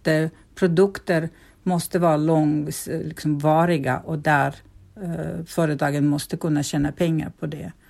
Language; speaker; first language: Swedish; non-native, fluent; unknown